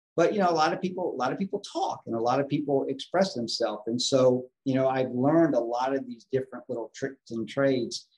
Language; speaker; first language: English; native; English